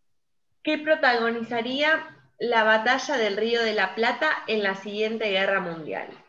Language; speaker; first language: Spanish; native; Spanish